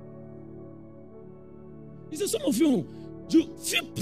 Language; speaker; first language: English; non-native, local second language; Akan